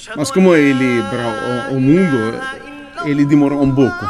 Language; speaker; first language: Portuguese; non-native, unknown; Arabic